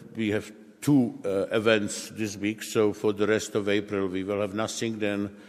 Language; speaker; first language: English; non-native, fluent; Czech